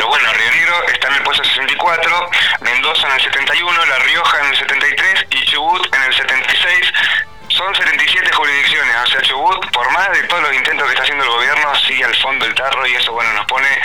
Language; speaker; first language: Spanish; native; Spanish